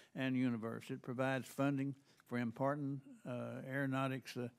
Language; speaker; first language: English; native; English